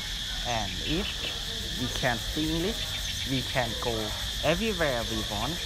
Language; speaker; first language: English; non-native, learner; Thai